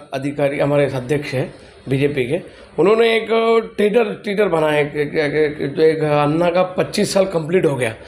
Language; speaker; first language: Hindi; non-native, local second language; Telugu